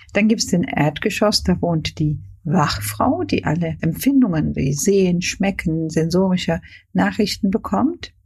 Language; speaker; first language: German; non-native, fluent; Hungarian